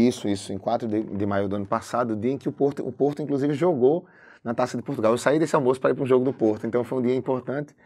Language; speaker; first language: Portuguese; native; Portuguese